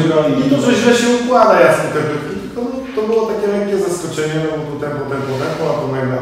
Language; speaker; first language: Polish; native; Polish